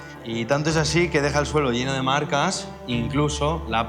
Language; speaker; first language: Spanish; native; Spanish